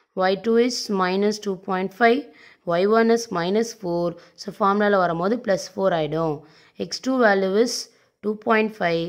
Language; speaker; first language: English; non-native, local second language; Tamil